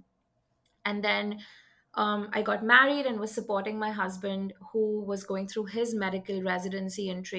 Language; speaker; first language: English; non-native, local second language; Hindi